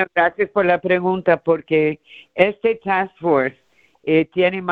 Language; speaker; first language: Spanish; early bilingual, heritage; Spanish